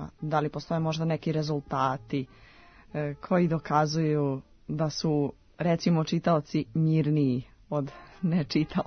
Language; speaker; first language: Serbian; native; Serbian